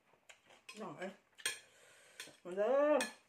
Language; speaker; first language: Thai; non-native, local second language; Lao